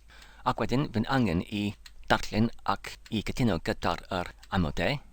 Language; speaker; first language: Welsh; non-native, learner; English